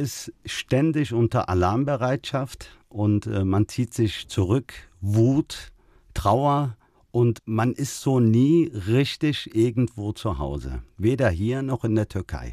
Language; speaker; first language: German; early bilingual, other home language; Turkish